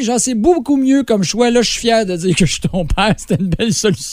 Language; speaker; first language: French; native; French